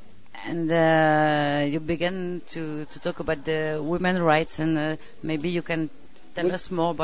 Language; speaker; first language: English; non-native, learner; French